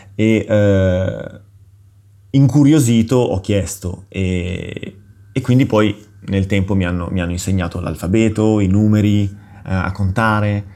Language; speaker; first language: Italian; native; Italian